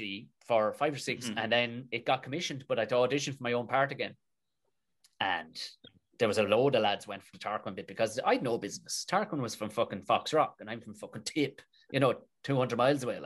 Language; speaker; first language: English; native; English